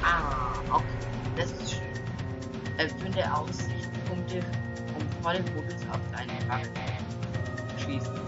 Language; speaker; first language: German; native; German